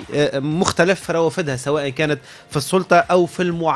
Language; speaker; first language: Arabic; native; Arabic